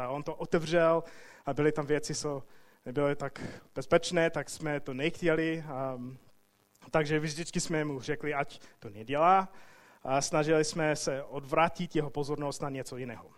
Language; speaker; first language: Czech; non-native, fluent; English